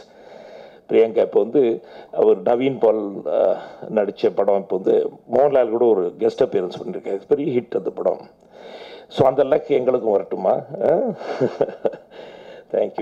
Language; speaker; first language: Tamil; native; Tamil